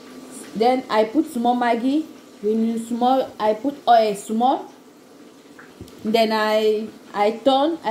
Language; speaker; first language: English; non-native, learner; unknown